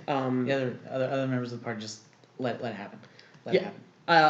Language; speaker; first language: English; native; English